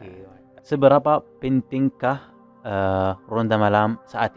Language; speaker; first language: Indonesian; non-native, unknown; Arabic